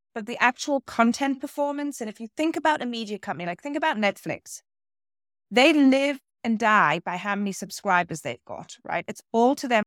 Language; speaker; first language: English; native; English